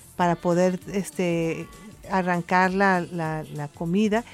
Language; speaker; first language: Spanish; native; Spanish